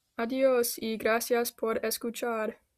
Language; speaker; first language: Spanish; non-native, learner; English